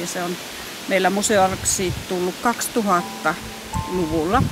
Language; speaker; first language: Finnish; native; Finnish